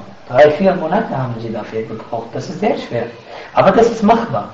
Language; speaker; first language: German; non-native, fluent; Arabic